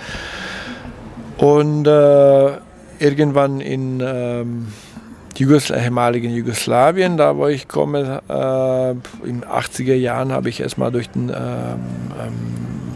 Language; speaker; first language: German; non-native, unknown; Croatian